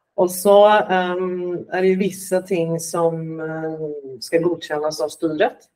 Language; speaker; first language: Swedish; native; Swedish